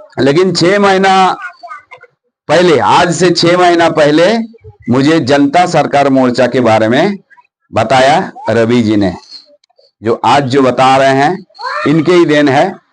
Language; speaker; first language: Hindi; non-native, local second language; Bangla